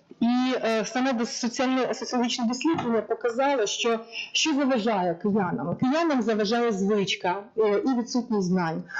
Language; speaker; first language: Ukrainian; native; Ukrainian